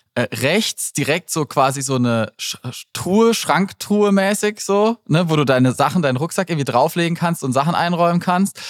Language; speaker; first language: German; native; German